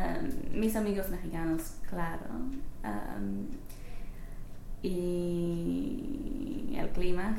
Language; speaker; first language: Spanish; non-native, learner; English